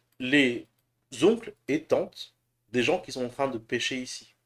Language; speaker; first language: French; native; French